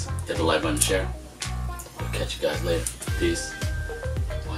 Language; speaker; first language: English; native; English